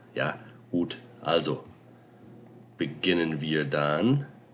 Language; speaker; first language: German; non-native, fluent; English